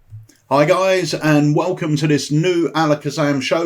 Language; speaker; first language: English; native; English